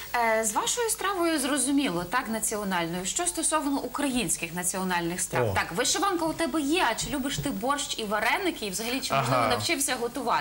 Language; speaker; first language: Ukrainian; native; Ukrainian